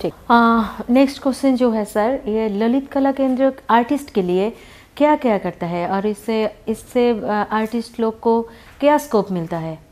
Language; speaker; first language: Hindi; non-native, local second language; Bangla